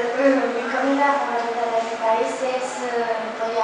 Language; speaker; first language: Spanish; non-native, learner; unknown